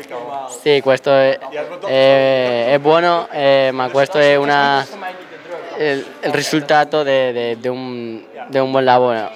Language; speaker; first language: Italian; non-native, learner; Spanish